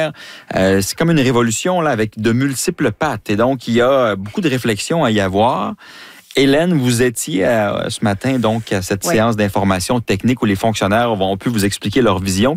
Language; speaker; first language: French; native; French